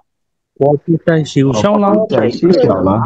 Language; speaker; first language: Chinese; non-native, learner; Bangla